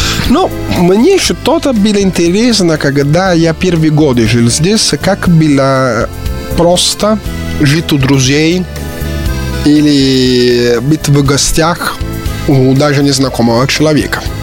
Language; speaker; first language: Russian; non-native, fluent; Italian